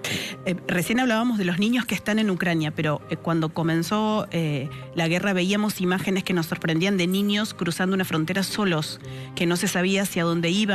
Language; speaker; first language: Spanish; native; Spanish